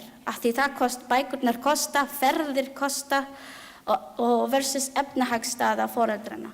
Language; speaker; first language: Icelandic; non-native, learner; Filipino